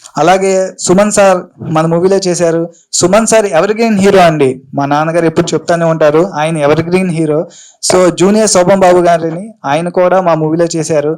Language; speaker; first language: Telugu; native; Telugu